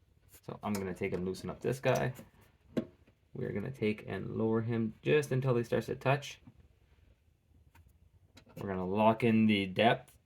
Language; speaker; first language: English; native; English